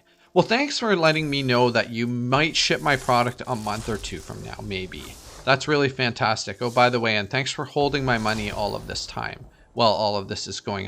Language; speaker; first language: English; native; English